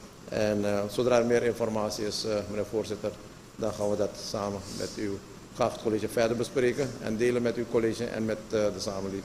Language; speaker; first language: Dutch; native; Dutch